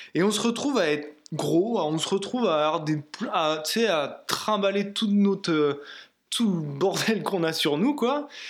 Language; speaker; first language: French; native; French